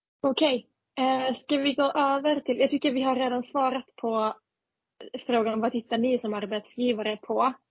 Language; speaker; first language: Swedish; non-native, fluent; Finnish